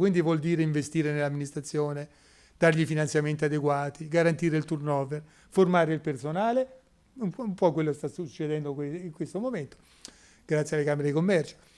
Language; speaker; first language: Italian; native; Italian